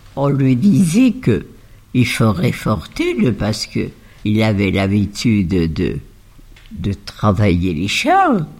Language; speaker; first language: French; non-native, fluent; Spanish